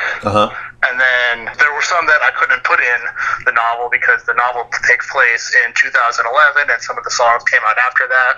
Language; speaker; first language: English; native; English